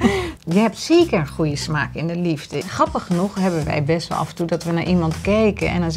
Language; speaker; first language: Dutch; native; Dutch